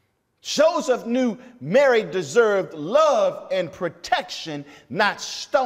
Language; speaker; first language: English; native; English